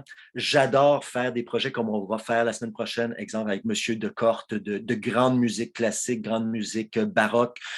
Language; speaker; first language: French; native; French